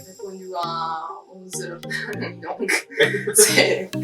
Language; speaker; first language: French; non-native, learner; Italian